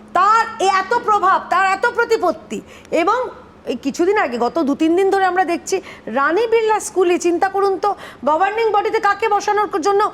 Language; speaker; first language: Bangla; native; Bangla